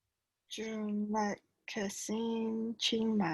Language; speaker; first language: French; non-native, learner; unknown